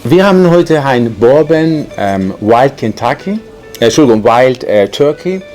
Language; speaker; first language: German; non-native, fluent; Persian